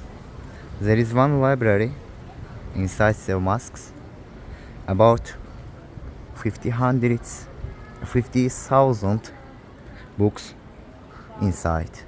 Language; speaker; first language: English; non-native, learner; Azerbaijani